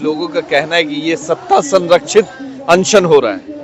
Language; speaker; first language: Hindi; native; Hindi